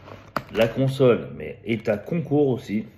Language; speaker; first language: French; native; French